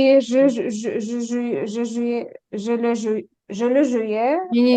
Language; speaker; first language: French; non-native, learner; Ukrainian